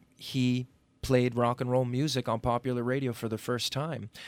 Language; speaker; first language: English; native; English